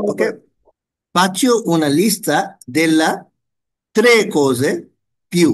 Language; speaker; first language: Italian; non-native, learner; Bangla